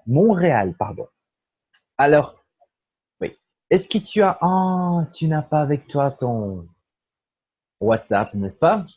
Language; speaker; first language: French; non-native, fluent; Portuguese